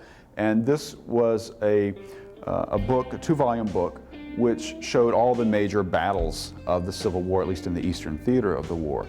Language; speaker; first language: English; native; English